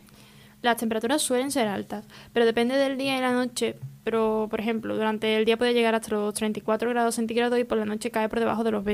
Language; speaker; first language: Spanish; native; Spanish